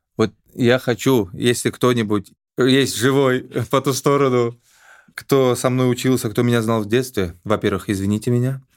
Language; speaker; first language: Russian; native; Russian